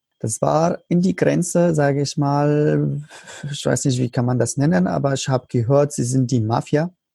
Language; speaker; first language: German; non-native, learner; Arabic